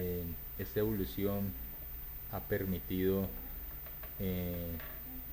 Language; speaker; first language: Spanish; native; Spanish